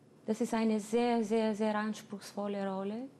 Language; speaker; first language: German; non-native, fluent; Bulgarian